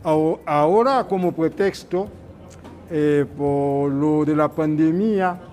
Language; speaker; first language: Spanish; non-native, fluent; Haitian Creole